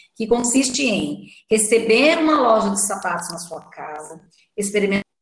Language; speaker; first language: Portuguese; native; Portuguese